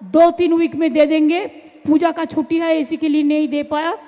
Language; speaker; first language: Hindi; non-native, local second language; Bangla